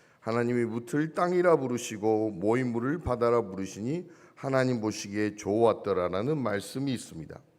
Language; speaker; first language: Korean; native; Korean